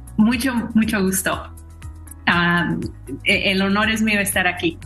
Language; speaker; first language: Spanish; early bilingual, heritage; Spanish